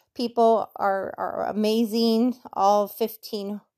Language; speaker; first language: English; native; English